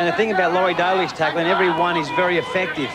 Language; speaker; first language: English; native; English